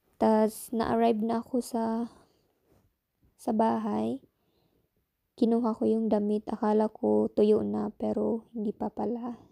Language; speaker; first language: Filipino; non-native, local second language; Cebuano